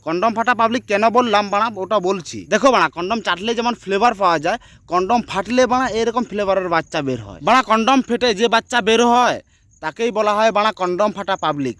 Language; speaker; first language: Bangla; non-native, local second language; Santali